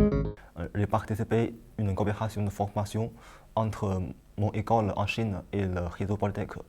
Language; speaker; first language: French; non-native, learner; Chinese